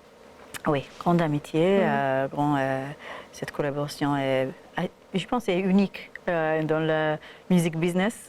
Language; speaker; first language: French; non-native, learner; Hebrew